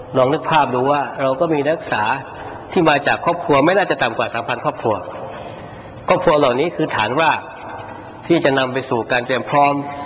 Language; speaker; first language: Thai; non-native, local second language; Pattani Malay